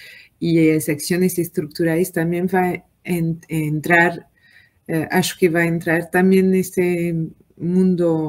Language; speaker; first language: Portuguese; non-native, learner; French